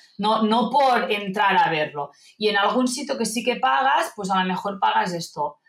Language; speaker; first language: Spanish; non-native, local second language; Catalan